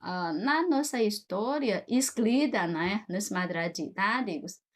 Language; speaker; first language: Portuguese; non-native, fluent; Chinese